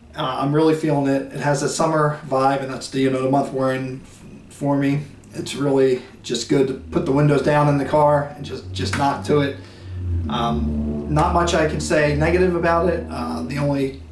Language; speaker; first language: English; native; English